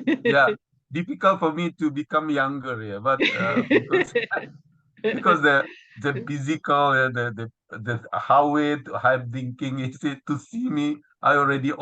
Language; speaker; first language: English; non-native, learner; Indonesian